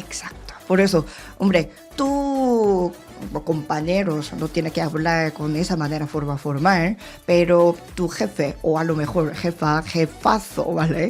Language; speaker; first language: Spanish; non-native, learner; Korean